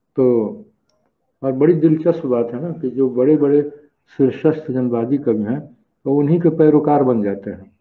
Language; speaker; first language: Hindi; native; Hindi